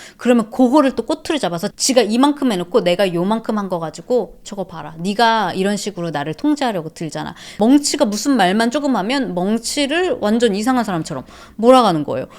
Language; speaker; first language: Korean; native; Korean